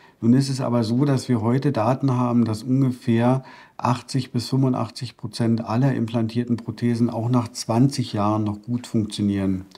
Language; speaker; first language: German; native; German